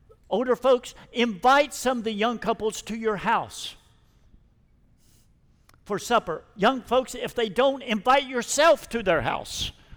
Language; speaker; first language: English; native; English